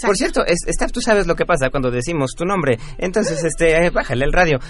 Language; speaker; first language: Spanish; native; Spanish